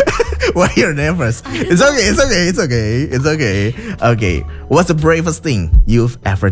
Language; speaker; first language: English; non-native, learner; Indonesian